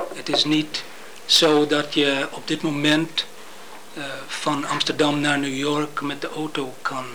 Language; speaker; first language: Dutch; non-native, fluent; English